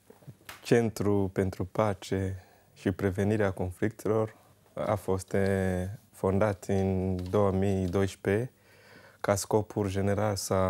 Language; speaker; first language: Romanian; non-native, learner; Kinyarwanda